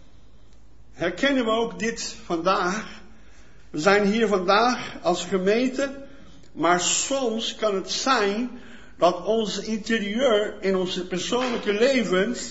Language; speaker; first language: Dutch; non-native, fluent; Portuguese